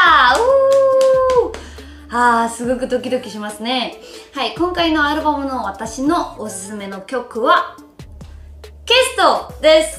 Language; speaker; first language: Japanese; non-native, learner; Korean